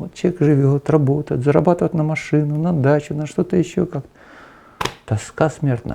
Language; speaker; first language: Russian; native; Russian